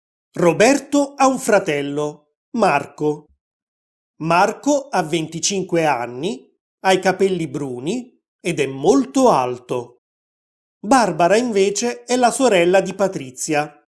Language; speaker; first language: Italian; native; Italian